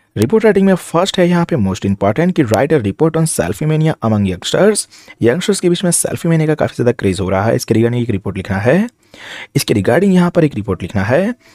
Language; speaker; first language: Hindi; non-native, local second language; Gujarati